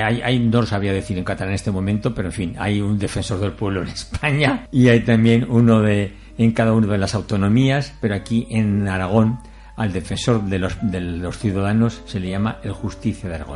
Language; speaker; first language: Spanish; native; Spanish